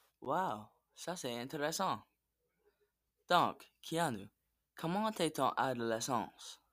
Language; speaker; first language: French; non-native, learner; English